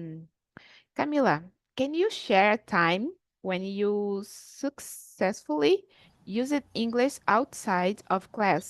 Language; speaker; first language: English; non-native, learner; Portuguese